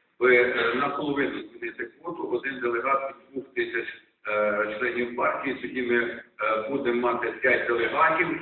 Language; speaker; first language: Ukrainian; native; Ukrainian